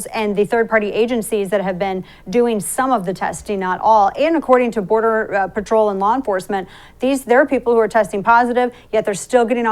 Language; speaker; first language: English; native; English